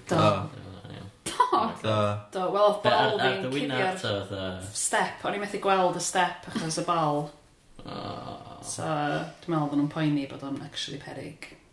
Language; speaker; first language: Welsh; native; Welsh